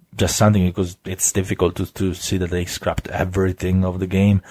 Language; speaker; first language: English; non-native, fluent; Italian